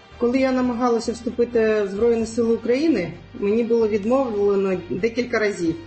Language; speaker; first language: Ukrainian; non-native, local second language; Crimean Tatar